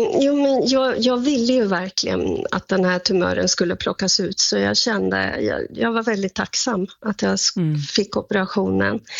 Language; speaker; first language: Swedish; native; Swedish